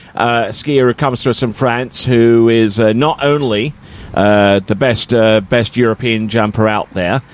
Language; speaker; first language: English; native; English